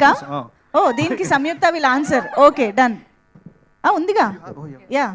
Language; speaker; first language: Telugu; native; Telugu